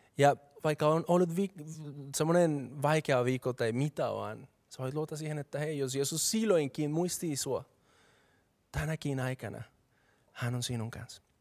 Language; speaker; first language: Finnish; non-native, fluent; Spanish